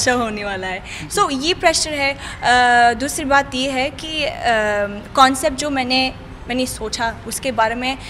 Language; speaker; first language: Hindi; non-native, learner; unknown